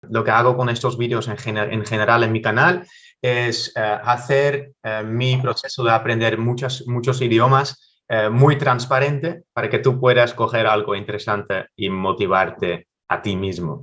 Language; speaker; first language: Spanish; non-native, fluent; Dutch